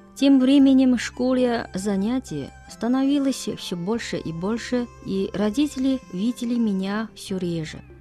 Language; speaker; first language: Russian; non-native, fluent; Chinese